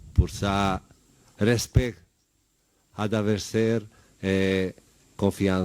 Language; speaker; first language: French; non-native, learner; Bosnian